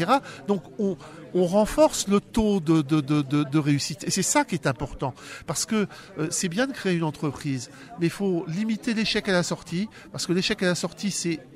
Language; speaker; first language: French; native; French